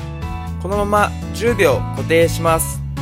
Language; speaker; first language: Japanese; native; Japanese